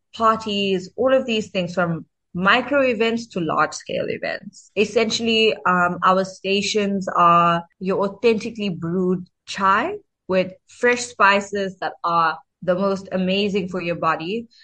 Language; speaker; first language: English; native; English